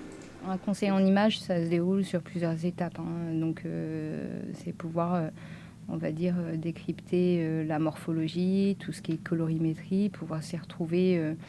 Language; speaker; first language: French; native; French